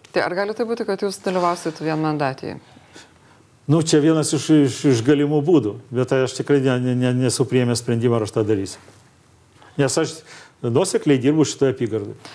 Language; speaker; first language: Lithuanian; native; Lithuanian